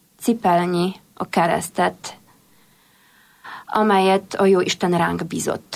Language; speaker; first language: Hungarian; non-native, fluent; Polish